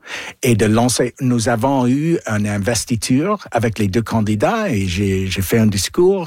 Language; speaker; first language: French; non-native, local second language; English